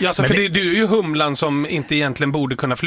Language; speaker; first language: Swedish; native; Swedish